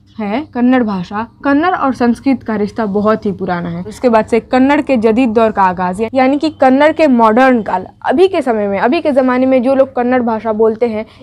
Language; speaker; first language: Hindi; native; Hindi